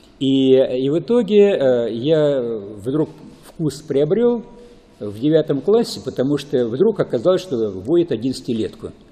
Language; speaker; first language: Russian; native; Russian